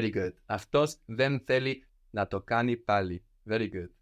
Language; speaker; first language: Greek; non-native, fluent; English